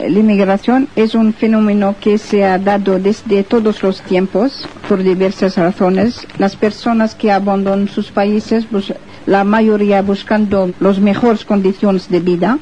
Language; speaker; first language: Spanish; non-native, fluent; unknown